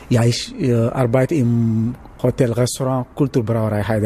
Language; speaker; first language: German; non-native, learner; Wolof